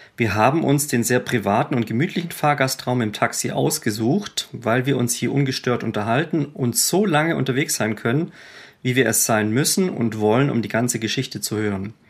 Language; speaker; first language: German; native; German